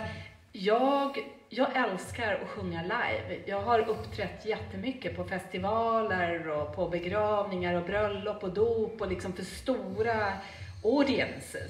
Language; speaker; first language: Swedish; native; Swedish